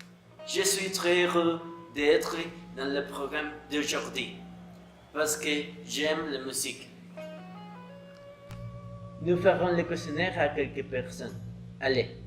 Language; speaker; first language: French; non-native, learner; Spanish